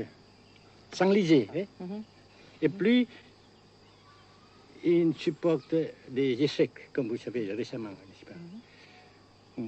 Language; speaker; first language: French; non-native, fluent; Vietnamese